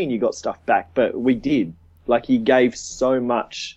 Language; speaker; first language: English; native; English